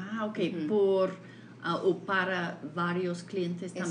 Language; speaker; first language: Spanish; non-native, fluent; English